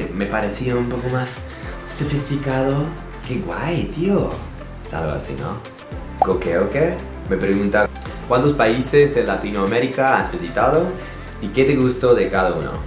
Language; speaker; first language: Spanish; non-native, fluent; English